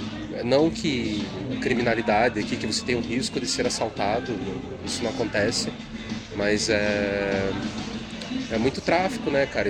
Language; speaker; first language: Portuguese; non-native, fluent; Arabic